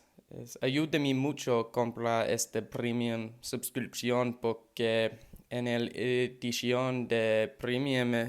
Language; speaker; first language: Spanish; non-native, learner; English